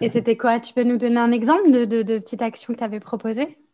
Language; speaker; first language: French; native; French